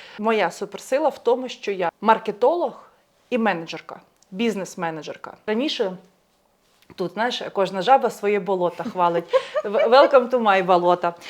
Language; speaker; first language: Ukrainian; native; Ukrainian